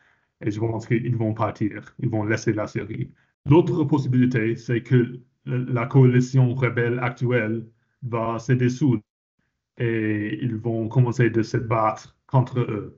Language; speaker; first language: French; non-native, fluent; English